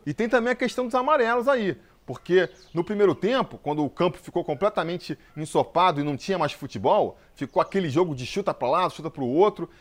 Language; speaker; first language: Portuguese; native; Portuguese